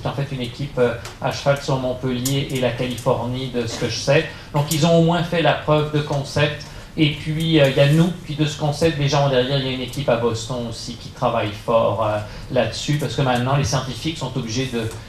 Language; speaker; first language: French; native; French